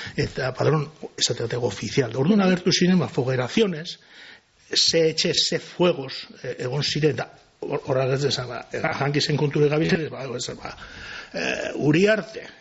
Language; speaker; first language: Basque; native; Basque